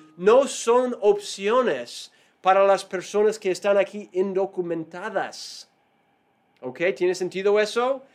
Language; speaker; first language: Spanish; non-native, fluent; English